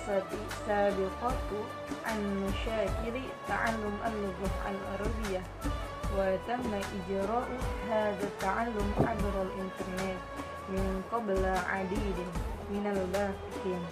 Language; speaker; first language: Arabic; non-native, learner; Indonesian